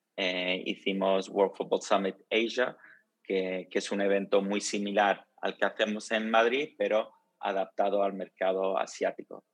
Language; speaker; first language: Spanish; early bilingual, other home language; Italian